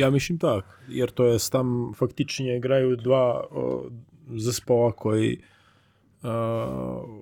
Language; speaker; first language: Polish; non-native, learner; Croatian